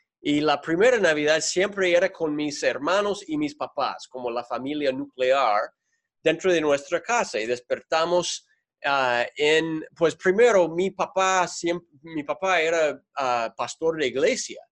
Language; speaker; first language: Spanish; non-native, fluent; English